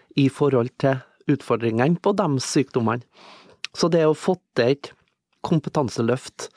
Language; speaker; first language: Norwegian; native; Norwegian